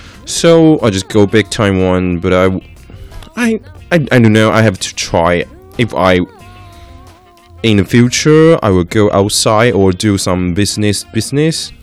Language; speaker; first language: English; non-native, learner; Chinese